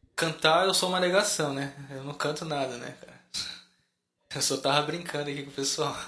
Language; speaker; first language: Portuguese; native; Portuguese